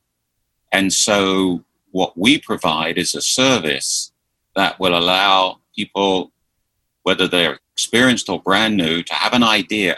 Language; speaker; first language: English; native; English